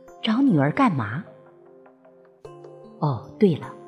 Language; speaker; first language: Chinese; native; Chinese